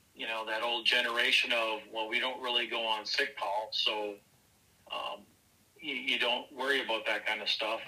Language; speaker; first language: English; native; English